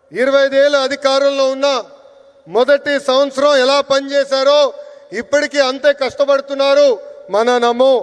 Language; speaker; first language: Telugu; native; Telugu